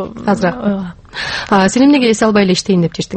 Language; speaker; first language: Kyrgyz; native; Kyrgyz